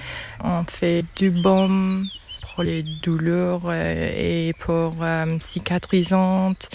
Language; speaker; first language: French; non-native, fluent; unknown